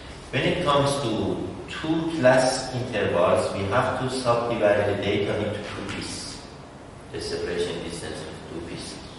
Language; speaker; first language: English; non-native, fluent; Persian